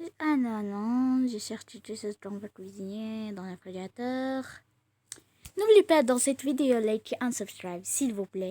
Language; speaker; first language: French; non-native, learner; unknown